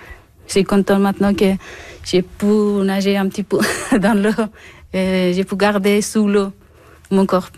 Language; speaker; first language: French; non-native, learner; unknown